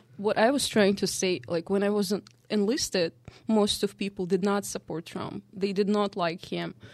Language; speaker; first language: English; non-native, fluent; Uzbek